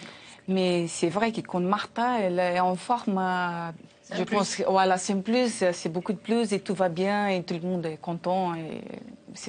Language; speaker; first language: French; non-native, learner; Portuguese